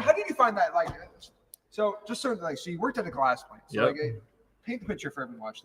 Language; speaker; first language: English; native; English